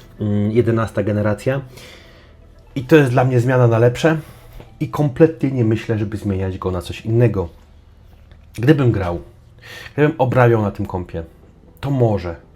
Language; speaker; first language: Polish; native; Polish